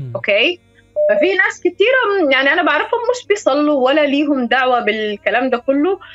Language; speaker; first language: Arabic; non-native, fluent; Somali